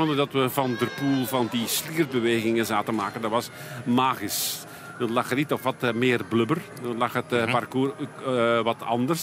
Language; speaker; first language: Dutch; native; Dutch